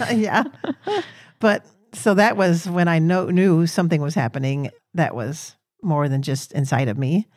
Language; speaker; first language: English; native; English